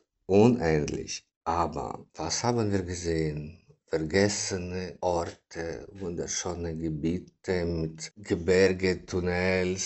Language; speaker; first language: German; non-native, learner; Ukrainian